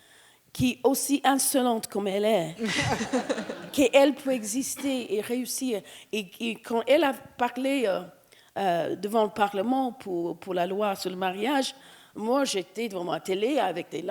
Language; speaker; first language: French; non-native, fluent; English